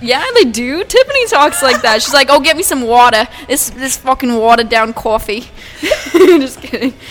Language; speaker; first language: English; early bilingual, other home language; Russian